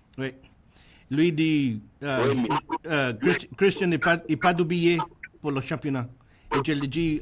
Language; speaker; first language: French; non-native, learner; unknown